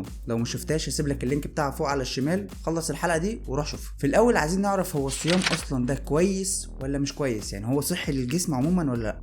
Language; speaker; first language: Arabic; native; Arabic